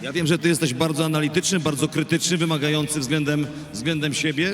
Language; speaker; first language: Polish; native; Polish